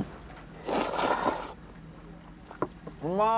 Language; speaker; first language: Japanese; native; Japanese